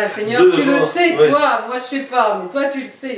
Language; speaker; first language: French; native; French